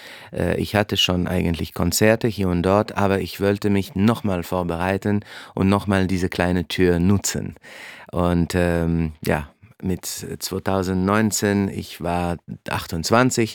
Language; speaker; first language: German; non-native, fluent; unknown